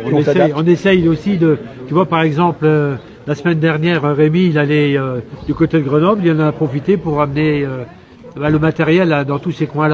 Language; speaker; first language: French; native; French